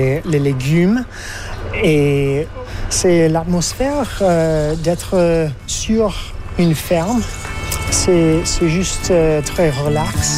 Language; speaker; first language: French; non-native, fluent; English